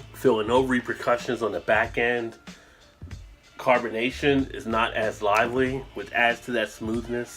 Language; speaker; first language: English; native; English